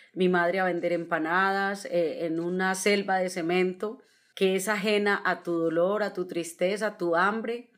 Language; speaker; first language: Spanish; native; Spanish